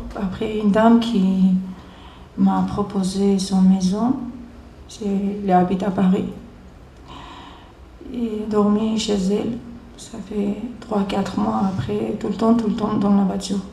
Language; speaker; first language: French; non-native, learner; Georgian